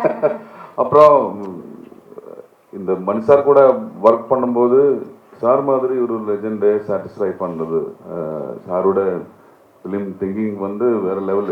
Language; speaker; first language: Tamil; non-native, learner; Malayalam